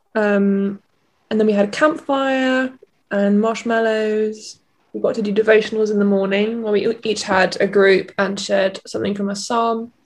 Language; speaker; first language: English; native; English